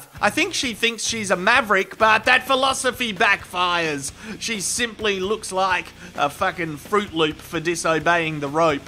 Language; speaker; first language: English; native; English